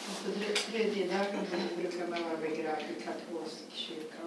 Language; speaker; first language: Swedish; non-native, fluent; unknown